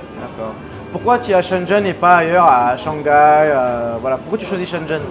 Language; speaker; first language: French; native; French